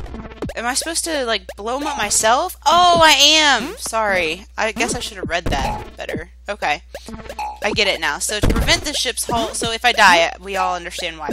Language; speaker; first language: English; native; English